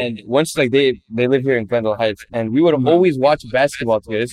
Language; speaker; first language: English; native; English